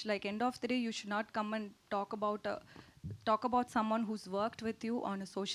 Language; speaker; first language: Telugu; non-native, learner; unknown